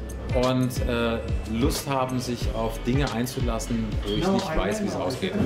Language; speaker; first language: German; native; German